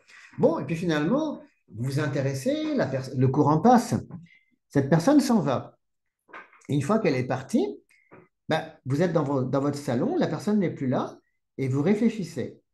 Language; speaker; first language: French; native; French